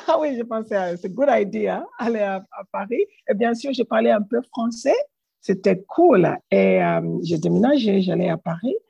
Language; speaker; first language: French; non-native, learner; English